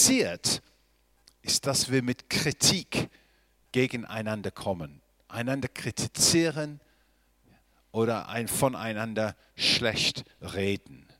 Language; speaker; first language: German; non-native, fluent; English